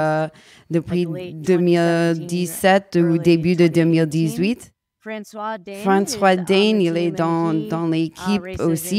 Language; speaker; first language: French; non-native, learner; English